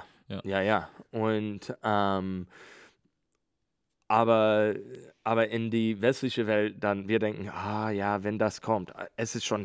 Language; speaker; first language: German; non-native, learner; English